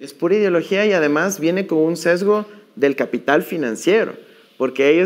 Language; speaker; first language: Spanish; native; Spanish